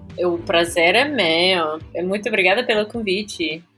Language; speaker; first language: Portuguese; non-native, fluent; English